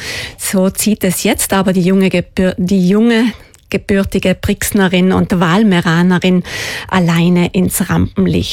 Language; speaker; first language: German; native; German